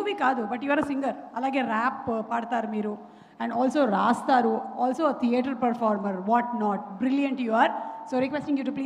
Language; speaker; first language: Telugu; native; Telugu